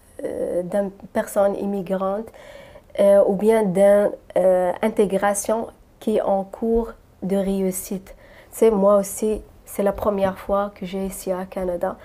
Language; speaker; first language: French; non-native, local second language; Arabic